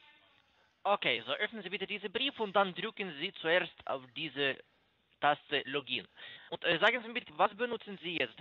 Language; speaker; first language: German; non-native, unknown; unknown